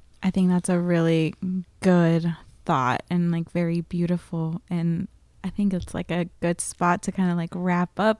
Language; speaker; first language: English; early bilingual, other home language; Spanish